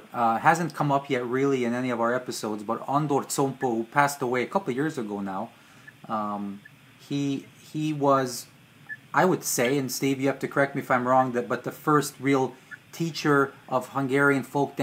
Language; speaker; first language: English; early bilingual, other home language; Hungarian